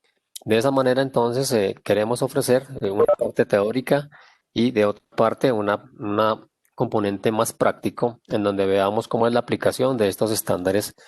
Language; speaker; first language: Spanish; native; Spanish